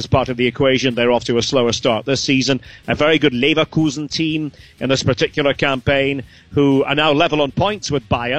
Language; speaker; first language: English; native; English